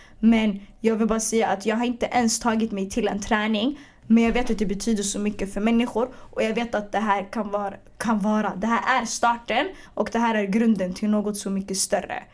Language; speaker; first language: Swedish; early bilingual, other home language; Arabic